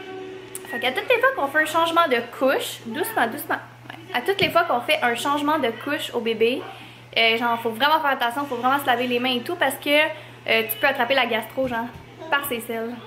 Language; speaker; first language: French; native; French